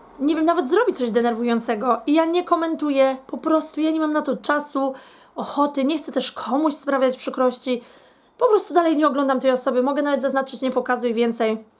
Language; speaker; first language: Polish; native; Polish